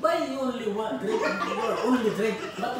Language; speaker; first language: English; non-native, learner; Filipino